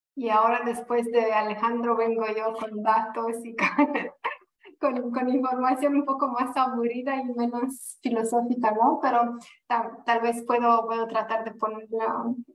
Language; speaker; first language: Spanish; non-native, fluent; Romanian